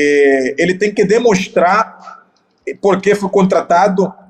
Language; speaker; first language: Portuguese; non-native, fluent; Spanish